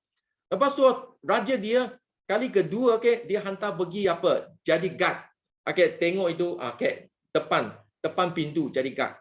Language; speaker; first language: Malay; non-native, local second language; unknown